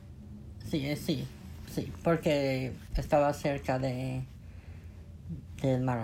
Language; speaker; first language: Spanish; non-native, fluent; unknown